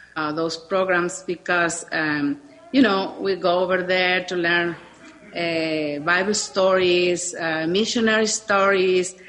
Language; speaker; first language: English; non-native, learner; Spanish